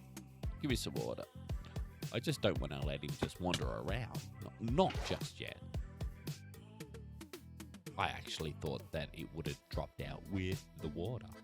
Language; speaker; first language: English; native; English